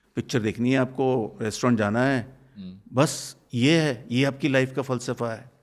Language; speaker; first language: Hindi; native; Hindi